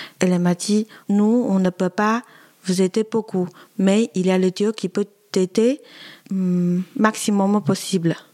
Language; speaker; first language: French; non-native, learner; Chinese